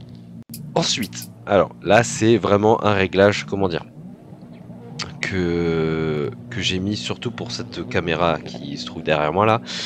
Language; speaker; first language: French; native; French